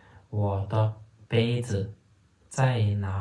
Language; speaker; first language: Chinese; non-native, fluent; Turkmen